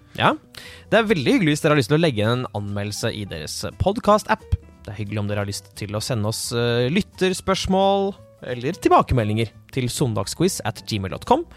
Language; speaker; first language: Norwegian; native; Norwegian